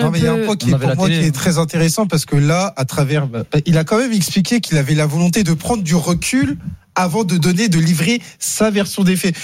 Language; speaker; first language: French; native; French